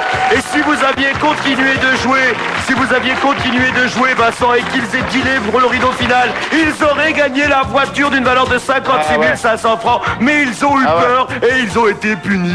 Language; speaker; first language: French; native; French